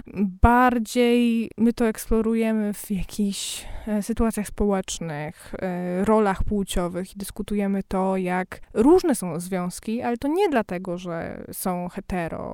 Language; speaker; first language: Polish; native; Polish